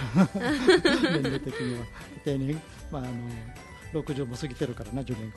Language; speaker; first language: Japanese; native; Japanese